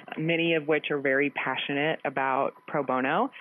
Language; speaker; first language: English; native; English